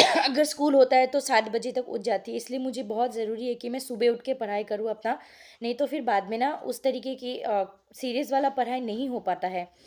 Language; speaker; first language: Hindi; non-native, local second language; Assamese